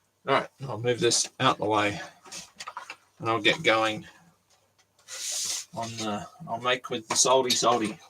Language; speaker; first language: English; native; English